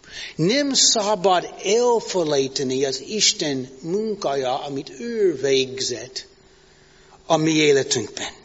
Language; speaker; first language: Hungarian; non-native, fluent; English